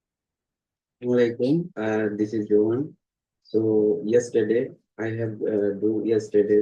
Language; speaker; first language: English; non-native, learner; Bangla